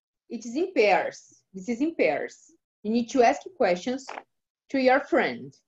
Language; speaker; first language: English; non-native, fluent; Portuguese